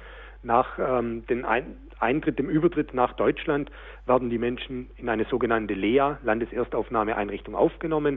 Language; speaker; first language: German; native; German